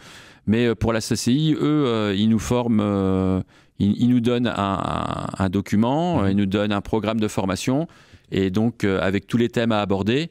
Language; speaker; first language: French; native; French